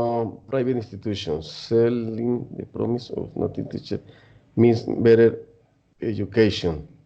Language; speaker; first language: English; non-native, learner; Spanish